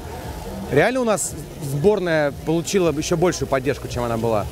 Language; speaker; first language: Russian; native; Russian